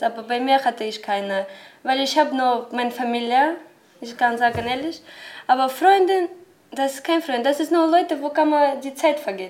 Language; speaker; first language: German; non-native, learner; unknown